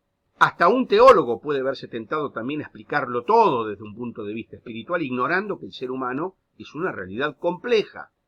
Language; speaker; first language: Spanish; native; Spanish